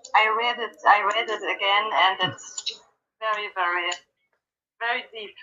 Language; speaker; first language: English; non-native, fluent; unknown